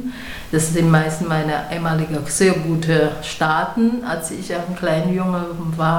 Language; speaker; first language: German; non-native, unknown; Chinese